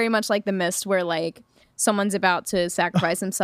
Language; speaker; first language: English; native; English